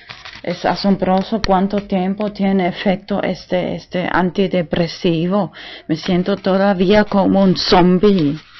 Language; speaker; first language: Spanish; non-native, learner; German